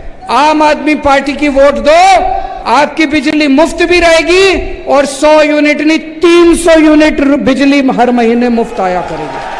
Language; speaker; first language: Hindi; native; Hindi